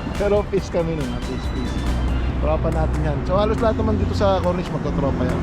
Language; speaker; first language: Filipino; non-native, local second language; Iloko